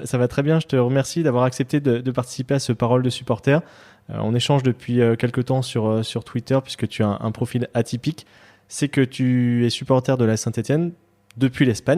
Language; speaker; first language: French; native; French